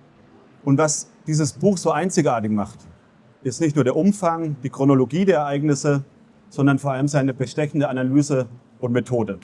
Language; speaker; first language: German; native; German